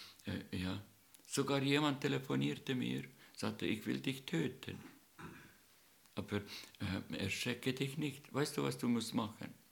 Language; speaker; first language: German; non-native, learner; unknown